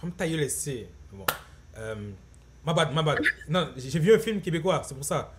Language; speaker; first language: French; native; French